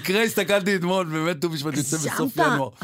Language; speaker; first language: Hebrew; native; Hebrew